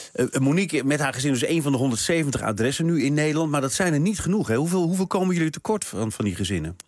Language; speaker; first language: Dutch; native; Dutch